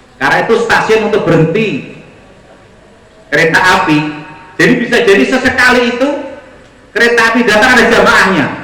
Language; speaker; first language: Indonesian; non-native, local second language; Javanese